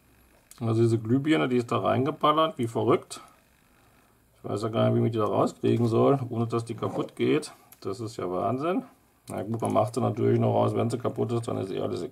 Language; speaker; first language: German; native; German